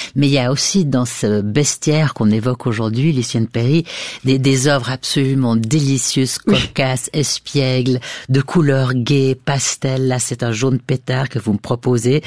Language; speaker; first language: French; native; French